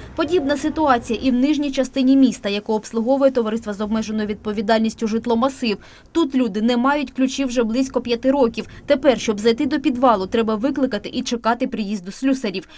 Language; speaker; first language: Ukrainian; native; Ukrainian